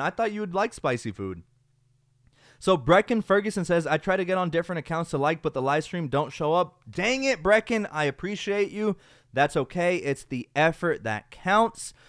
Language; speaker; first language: English; early bilingual, other home language; Spanish